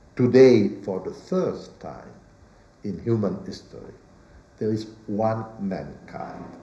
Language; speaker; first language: English; non-native, fluent; Italian